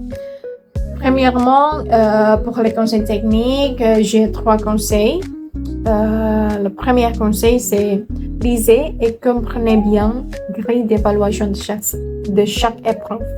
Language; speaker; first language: French; non-native, learner; Indonesian